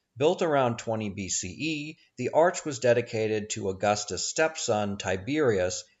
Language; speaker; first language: English; native; English